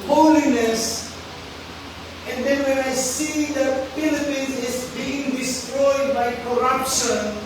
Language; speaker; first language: English; non-native, local second language; Filipino